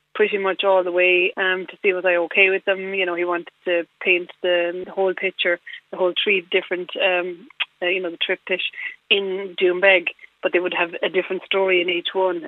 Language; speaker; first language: English; native; English